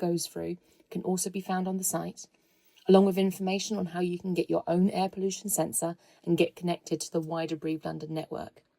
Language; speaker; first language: English; native; English